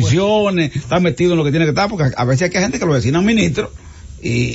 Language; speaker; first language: Spanish; native; Spanish